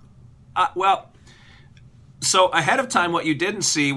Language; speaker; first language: English; native; English